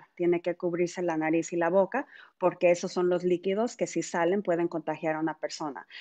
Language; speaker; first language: Spanish; early bilingual, heritage; Spanish